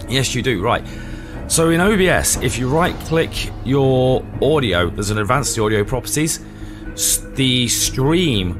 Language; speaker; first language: English; native; English